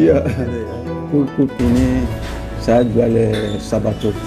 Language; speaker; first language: Indonesian; non-native, learner; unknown